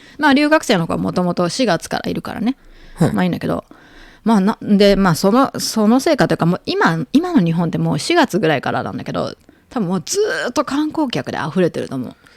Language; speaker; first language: Japanese; native; Japanese